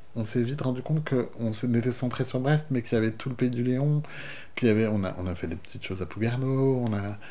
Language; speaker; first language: French; native; French